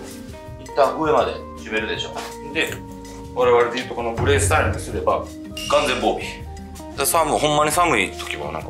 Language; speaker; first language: Japanese; native; Japanese